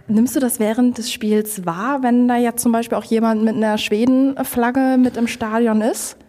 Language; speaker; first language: German; native; German